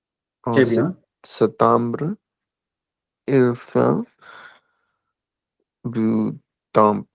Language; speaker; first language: French; non-native, learner; Hindi